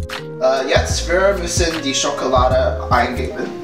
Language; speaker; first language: German; non-native, learner; English